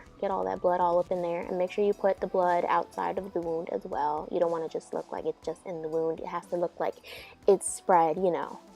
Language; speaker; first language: English; native; English